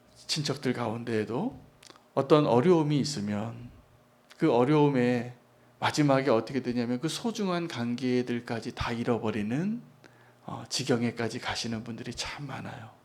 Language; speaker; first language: Korean; native; Korean